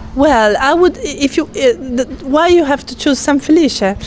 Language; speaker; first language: English; non-native, fluent; Italian